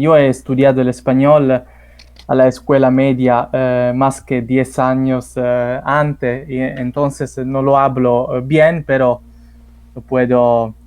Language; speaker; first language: Spanish; non-native, learner; Italian